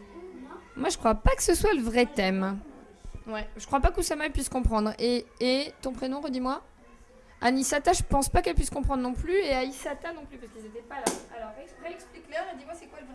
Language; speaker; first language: French; native; French